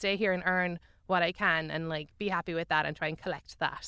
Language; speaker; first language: English; native; English